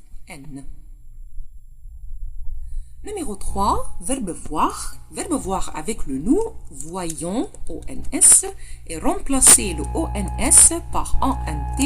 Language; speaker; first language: French; non-native, fluent; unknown